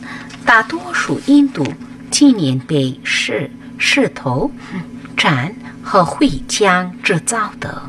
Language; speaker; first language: Chinese; non-native, learner; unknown